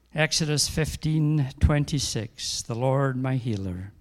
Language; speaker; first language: English; native; English